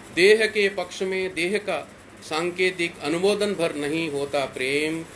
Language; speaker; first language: Hindi; native; Hindi